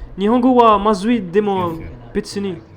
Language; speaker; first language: Japanese; non-native, learner; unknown